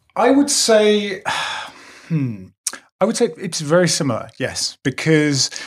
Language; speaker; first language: English; native; English